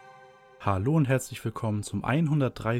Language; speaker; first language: German; native; German